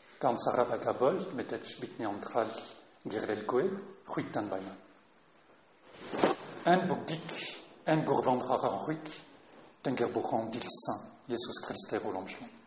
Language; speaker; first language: Mongolian; non-native, fluent; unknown